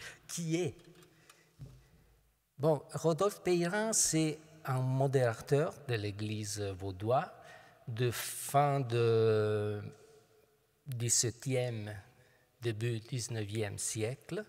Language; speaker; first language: French; non-native, fluent; Italian